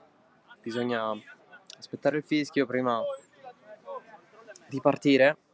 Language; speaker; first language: Italian; native; Italian